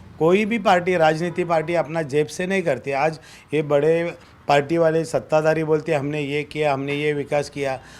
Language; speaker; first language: Hindi; non-native, local second language; Marathi